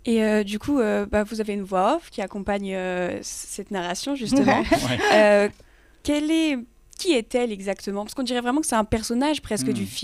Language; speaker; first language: French; native; French